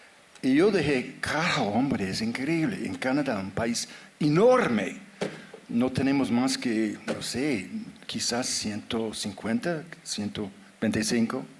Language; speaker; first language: Spanish; non-native, fluent; English